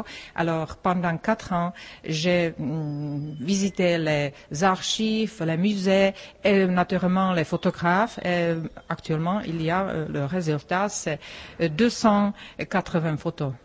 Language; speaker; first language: French; non-native, fluent; Czech